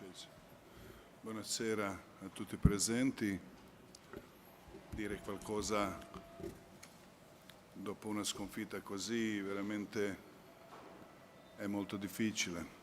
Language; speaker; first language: Italian; non-native, fluent; Croatian